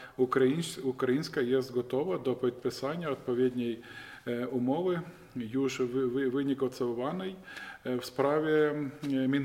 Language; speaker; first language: Polish; non-native, fluent; Ukrainian